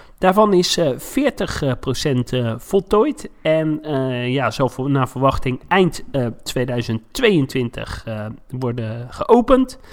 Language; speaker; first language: Dutch; native; Dutch